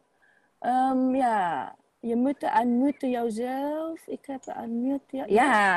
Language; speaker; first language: Dutch; non-native, learner; Indonesian